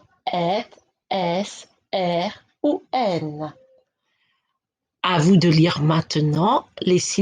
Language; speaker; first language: French; native; French